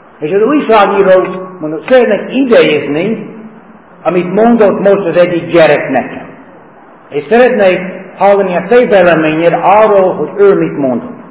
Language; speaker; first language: Hungarian; non-native, fluent; English